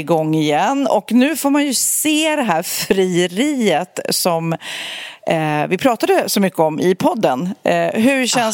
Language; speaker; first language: Swedish; native; Swedish